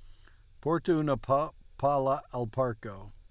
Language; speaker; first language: Italian; non-native, learner; English